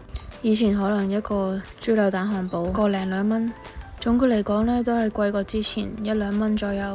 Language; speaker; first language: Cantonese; native; Cantonese